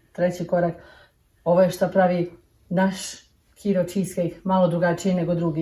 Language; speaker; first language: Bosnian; early bilingual, heritage; Serbian